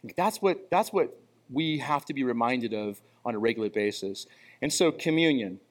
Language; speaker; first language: English; native; English